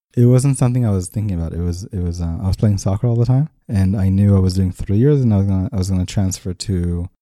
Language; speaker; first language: English; early bilingual, other home language; Hebrew